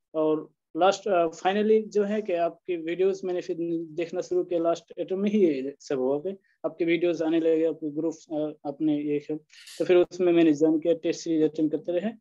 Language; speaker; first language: Hindi; non-native, local second language; Bangla